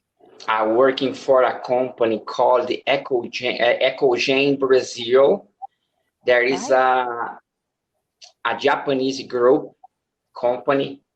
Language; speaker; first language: English; non-native, learner; Portuguese